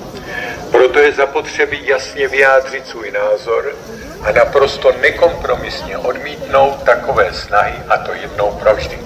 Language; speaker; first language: Czech; native; Czech